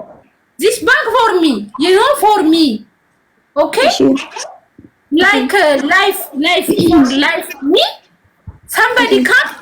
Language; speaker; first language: English; non-native, learner; Amharic